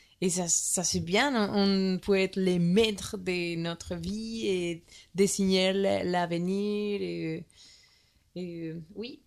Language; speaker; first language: French; non-native, learner; Spanish